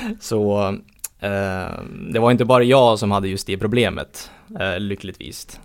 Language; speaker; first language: Swedish; early bilingual, heritage; Swedish